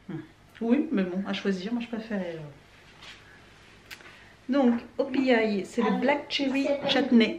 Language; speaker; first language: French; native; French